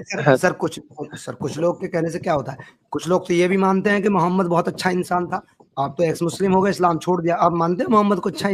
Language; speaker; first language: Hindi; native; Hindi